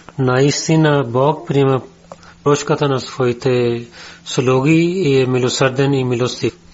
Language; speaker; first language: Bulgarian; non-native, learner; Urdu